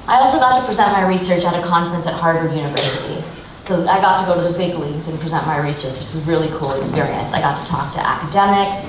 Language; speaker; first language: English; native; English